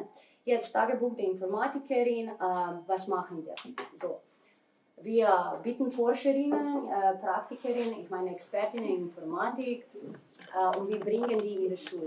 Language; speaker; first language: German; non-native, fluent; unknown